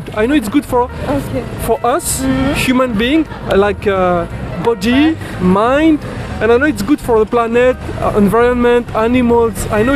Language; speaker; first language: English; non-native, fluent; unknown